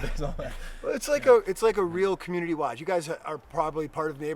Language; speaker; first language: English; native; English